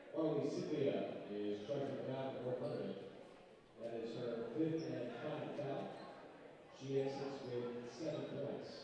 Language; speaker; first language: English; native; English